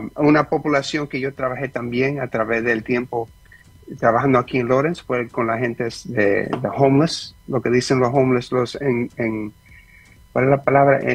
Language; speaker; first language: Spanish; early bilingual, heritage; Spanish